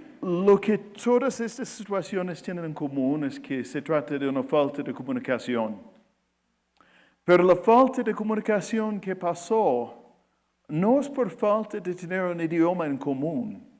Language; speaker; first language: Spanish; non-native, fluent; English